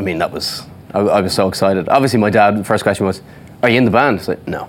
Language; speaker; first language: English; native; English